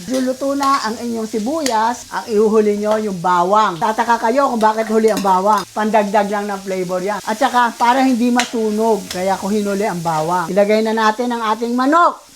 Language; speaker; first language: Filipino; native; Filipino